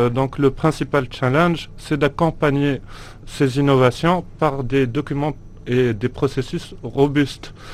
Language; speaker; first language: French; non-native, local second language; Arabic